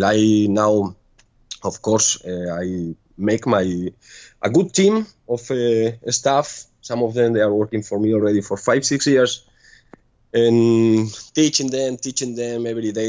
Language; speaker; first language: English; non-native, fluent; Spanish